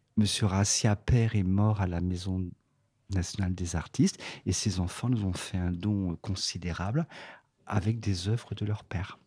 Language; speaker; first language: French; native; French